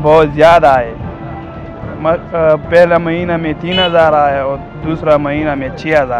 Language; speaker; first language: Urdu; non-native, local second language; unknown